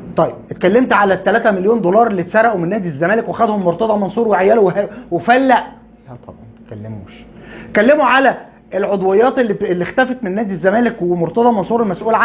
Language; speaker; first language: Arabic; native; Arabic